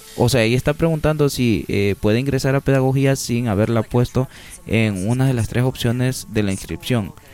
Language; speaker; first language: Spanish; native; Spanish